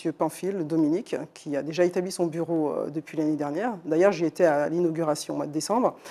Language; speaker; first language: French; native; French